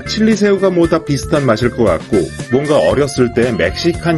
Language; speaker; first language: Korean; native; Korean